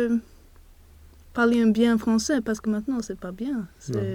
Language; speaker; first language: French; non-native, learner; Swedish